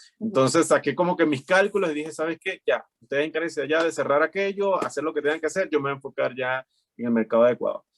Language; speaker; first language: Spanish; native; Spanish